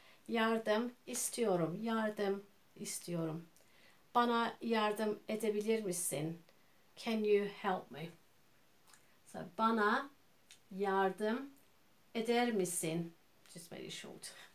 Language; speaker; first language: Turkish; early bilingual, heritage; Turkish